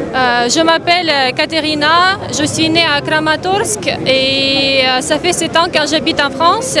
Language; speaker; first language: French; non-native, fluent; Russian